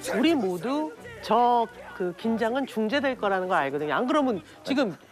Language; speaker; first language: Korean; native; Korean